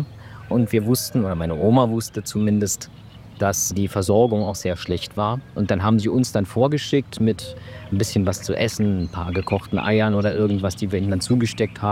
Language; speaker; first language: German; native; German